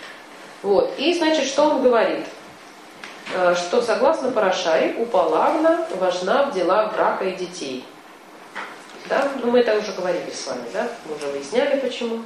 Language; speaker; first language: Russian; native; Russian